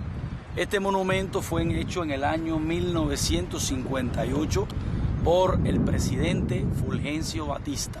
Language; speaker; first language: Spanish; native; Spanish